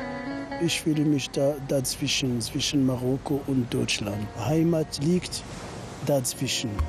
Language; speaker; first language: German; non-native, fluent; Arabic